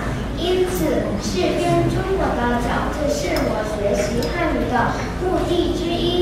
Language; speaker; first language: Chinese; non-native, learner; Korean